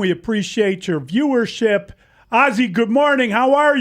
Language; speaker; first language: English; native; English